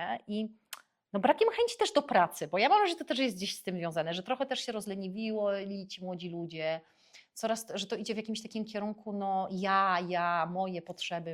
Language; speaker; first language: Polish; native; Polish